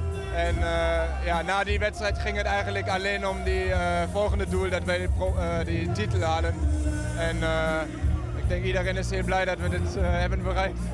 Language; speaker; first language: Dutch; non-native, fluent; German